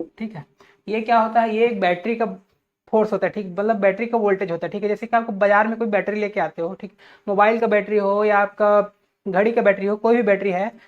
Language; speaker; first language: Hindi; native; Hindi